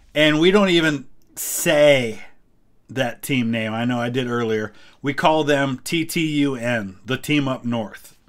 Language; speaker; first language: English; native; English